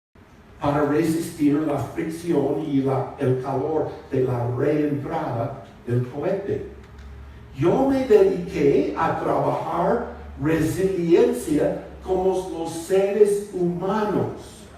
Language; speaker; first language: Spanish; non-native, fluent; English